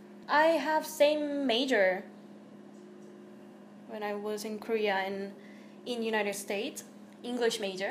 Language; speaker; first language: English; non-native, fluent; Korean